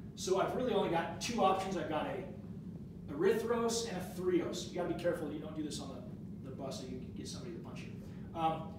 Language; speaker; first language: English; native; English